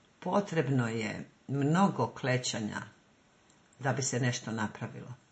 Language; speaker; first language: Croatian; native; Croatian